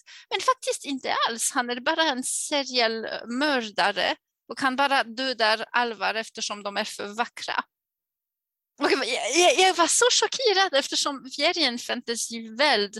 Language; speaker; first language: Swedish; non-native, fluent; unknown